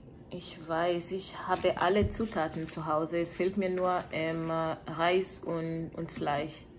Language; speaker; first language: German; non-native, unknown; Luo (Kenya and Tanzania)